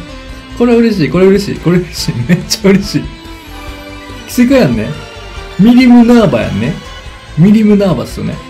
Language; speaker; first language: Japanese; native; Japanese